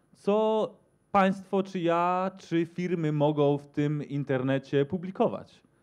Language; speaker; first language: Polish; native; Polish